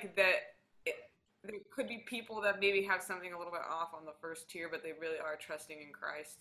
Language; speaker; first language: English; native; English